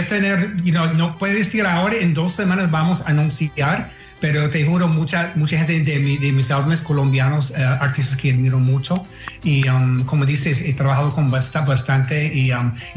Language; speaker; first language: Spanish; non-native, fluent; English